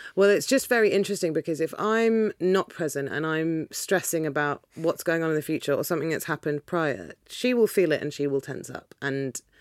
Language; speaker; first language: English; native; English